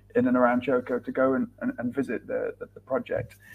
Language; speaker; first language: English; native; English